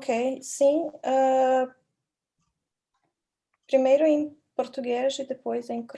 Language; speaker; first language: Portuguese; non-native, learner; Croatian